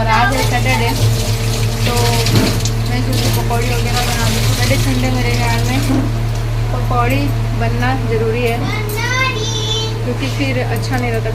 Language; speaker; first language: Hindi; native; Hindi